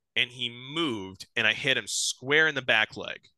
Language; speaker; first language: English; native; English